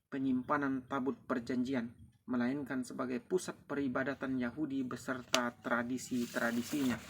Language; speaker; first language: Indonesian; native; Indonesian